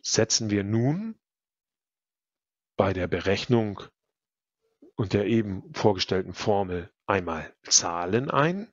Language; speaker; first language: German; native; German